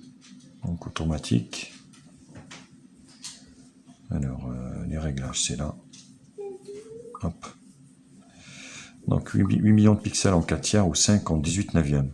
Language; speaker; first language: French; native; French